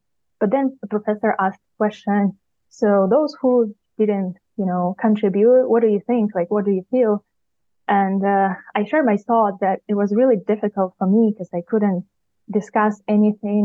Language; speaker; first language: English; non-native, fluent; Ukrainian